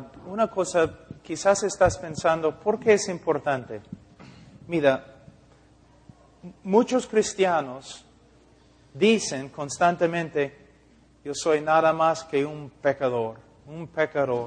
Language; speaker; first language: Spanish; non-native, fluent; English